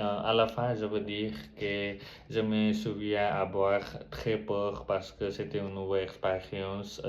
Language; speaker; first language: French; non-native, learner; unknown